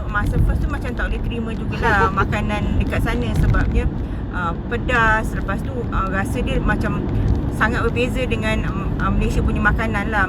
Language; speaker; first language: Malay; native; Malay